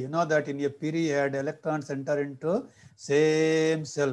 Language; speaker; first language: English; non-native, local second language; Telugu